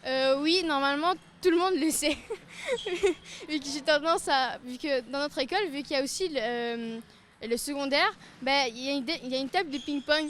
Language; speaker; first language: French; native; French